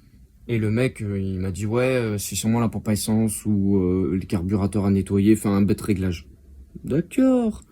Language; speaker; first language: French; native; French